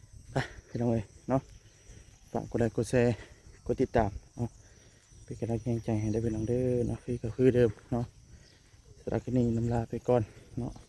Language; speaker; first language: Thai; non-native, local second language; Lao